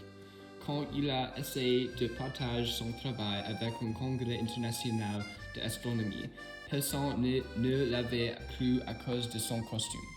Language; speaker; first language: French; non-native, learner; English